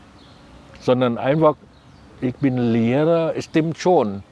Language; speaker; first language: German; non-native, learner; Thai